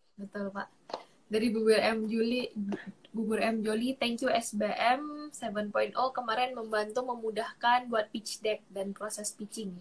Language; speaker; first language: Indonesian; native; Indonesian